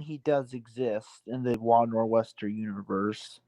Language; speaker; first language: English; native; English